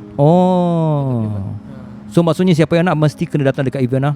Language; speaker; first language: Malay; native; Malay